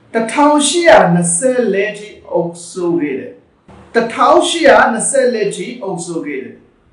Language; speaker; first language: Burmese; non-native, local second language; Rohingya